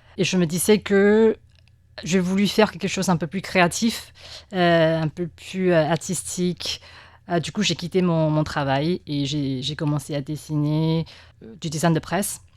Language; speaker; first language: French; non-native, fluent; Chinese